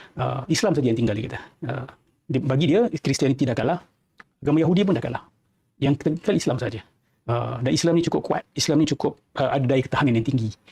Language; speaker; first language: Malay; native; Malay